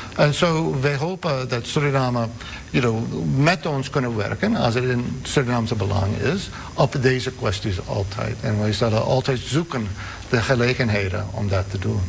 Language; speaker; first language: Dutch; non-native, fluent; English